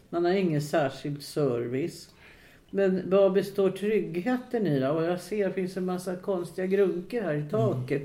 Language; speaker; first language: Swedish; native; Swedish